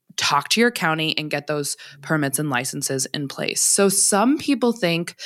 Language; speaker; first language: English; native; English